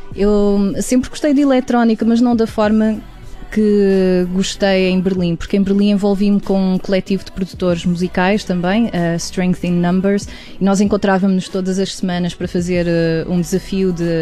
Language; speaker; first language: Portuguese; native; Portuguese